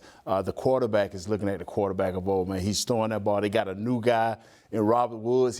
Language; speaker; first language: English; native; English